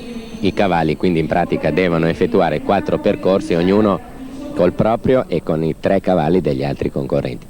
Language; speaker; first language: Italian; native; Italian